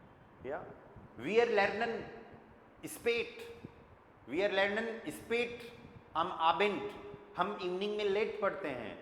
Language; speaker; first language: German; non-native, fluent; Hindi